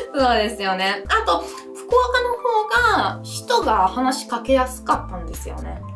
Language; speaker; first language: Japanese; non-native, fluent; Italian